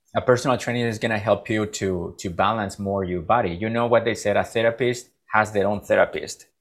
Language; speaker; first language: English; non-native, fluent; Spanish